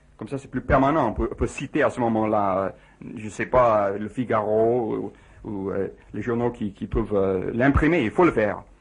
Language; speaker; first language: French; non-native, fluent; English